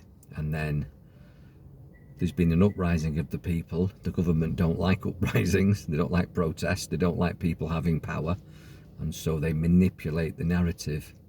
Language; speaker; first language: English; native; English